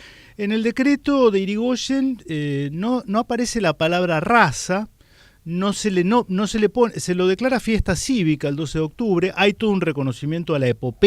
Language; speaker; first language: Spanish; native; Spanish